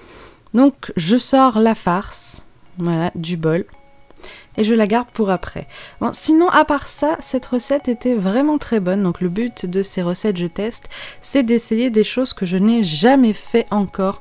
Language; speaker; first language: French; native; French